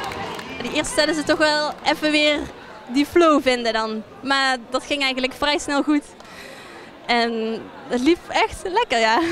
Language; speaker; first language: Dutch; native; Dutch